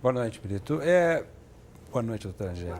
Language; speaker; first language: Portuguese; native; Portuguese